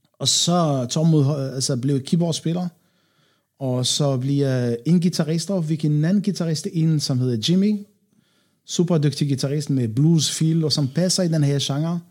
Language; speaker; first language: Danish; non-native, fluent; Arabic